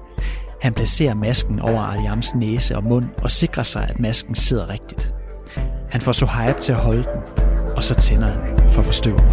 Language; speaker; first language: Danish; native; Danish